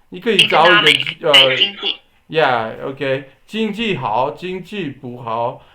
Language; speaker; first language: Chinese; non-native, learner; English